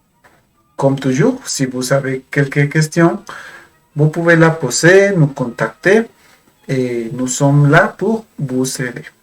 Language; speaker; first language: French; non-native, fluent; Spanish